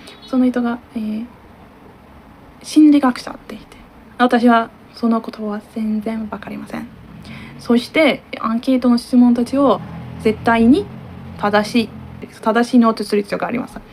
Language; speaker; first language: Japanese; non-native, learner; Turkish